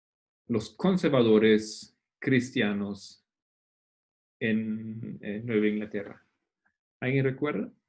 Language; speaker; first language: Spanish; non-native, fluent; Portuguese